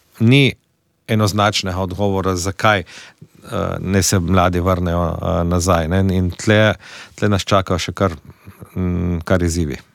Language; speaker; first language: Slovenian; native; Slovenian